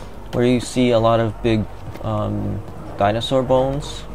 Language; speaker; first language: English; non-native, fluent; Japanese